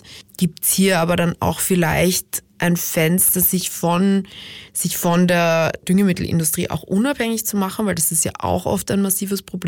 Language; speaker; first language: German; native; German